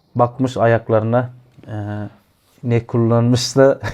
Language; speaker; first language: Turkish; non-native, learner; Turkmen